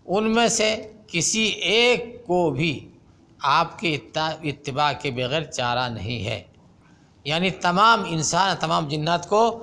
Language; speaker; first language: Urdu; native; Urdu